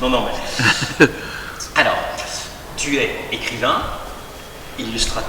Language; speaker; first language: French; native; French